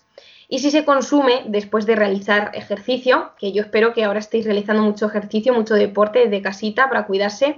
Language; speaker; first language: Spanish; native; Spanish